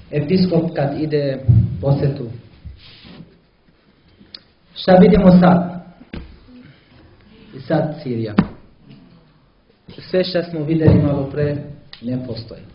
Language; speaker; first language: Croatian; non-native, learner; Arabic